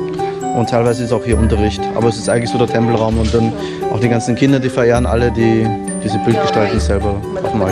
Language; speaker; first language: German; native; German